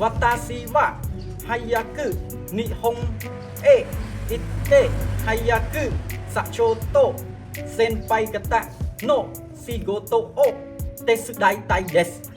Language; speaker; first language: Japanese; non-native, learner; Khmer